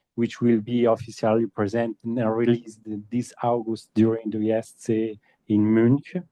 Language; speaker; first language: English; non-native, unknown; Italian